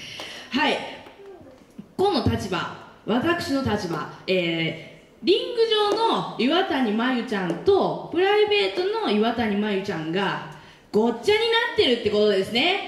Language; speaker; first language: Japanese; native; Japanese